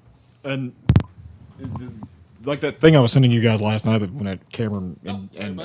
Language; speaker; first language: English; native; English